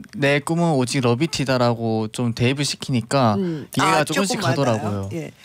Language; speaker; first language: Korean; native; Korean